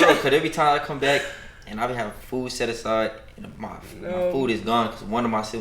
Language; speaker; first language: English; native; English